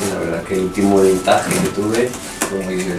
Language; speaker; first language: Spanish; native; Spanish